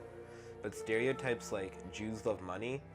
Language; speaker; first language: English; native; English